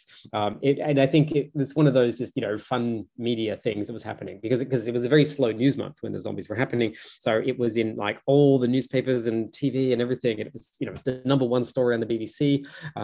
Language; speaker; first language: English; native; English